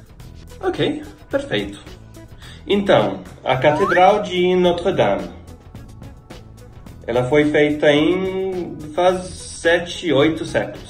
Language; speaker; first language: Portuguese; non-native, fluent; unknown